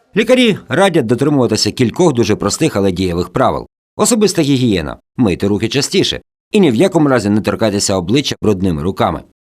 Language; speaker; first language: Ukrainian; native; Ukrainian